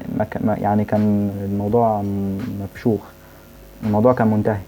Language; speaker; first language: Arabic; native; Arabic